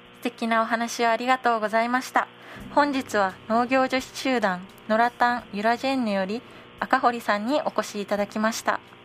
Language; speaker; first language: Japanese; native; Japanese